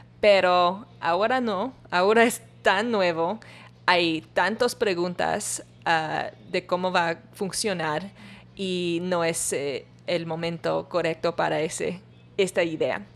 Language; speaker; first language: Spanish; non-native, learner; English